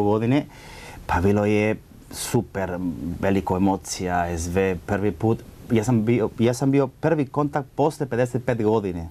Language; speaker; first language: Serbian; non-native, learner; Spanish